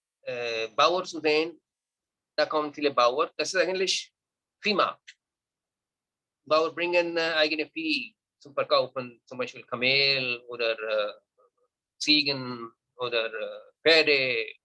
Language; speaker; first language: German; non-native, learner; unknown